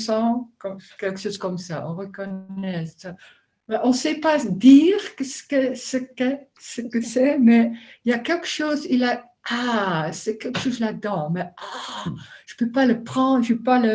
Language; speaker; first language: French; non-native, learner; Dutch